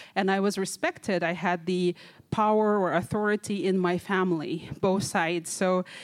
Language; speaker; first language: English; non-native, fluent; Kazakh